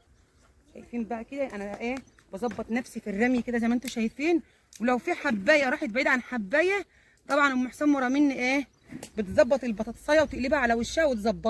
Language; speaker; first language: Arabic; native; Arabic